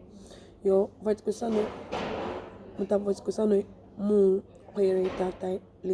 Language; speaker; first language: Finnish; non-native, learner; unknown